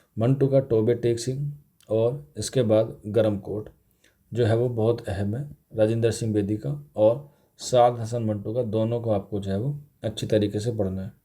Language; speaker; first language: Urdu; native; Urdu